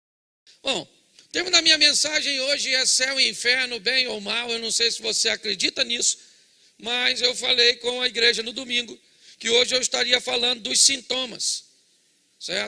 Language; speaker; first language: Portuguese; native; Portuguese